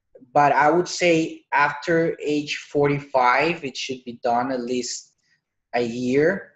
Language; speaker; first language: English; non-native, fluent; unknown